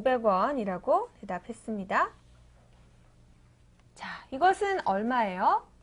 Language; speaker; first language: Korean; native; Korean